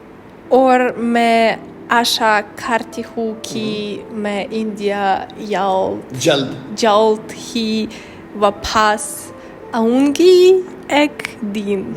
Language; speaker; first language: Hindi; non-native, learner; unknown